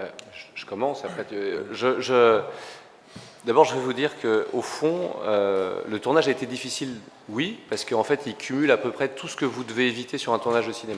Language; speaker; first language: French; native; French